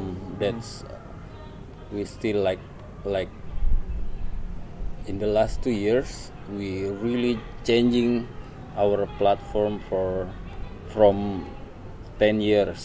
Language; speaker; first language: English; non-native, learner; Indonesian